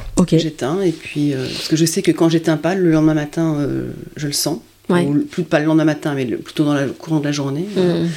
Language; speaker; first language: French; native; French